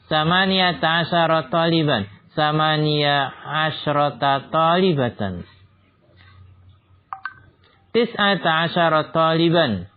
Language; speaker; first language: Arabic; non-native, fluent; Indonesian